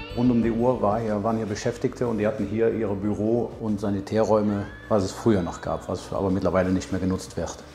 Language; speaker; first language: German; native; German